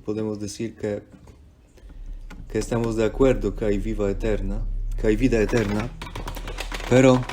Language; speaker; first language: Spanish; non-native, fluent; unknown